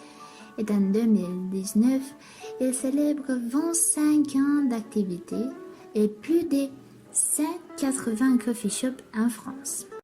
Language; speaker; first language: French; non-native, learner; Romanian